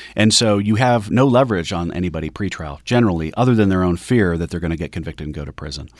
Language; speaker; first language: English; native; English